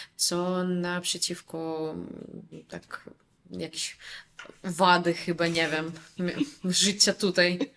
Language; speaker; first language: Polish; non-native, fluent; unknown